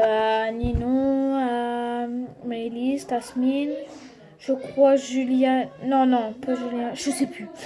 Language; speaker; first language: French; native; French